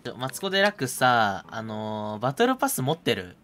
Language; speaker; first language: Japanese; native; Japanese